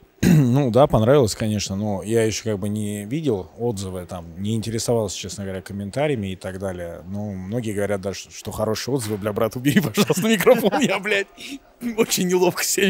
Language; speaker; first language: Russian; native; Russian